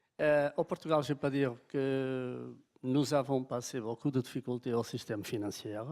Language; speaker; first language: French; non-native, fluent; Portuguese